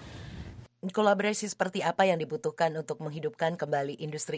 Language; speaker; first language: Indonesian; native; Indonesian